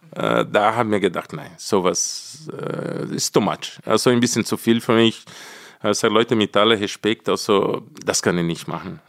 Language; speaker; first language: German; non-native, fluent; Portuguese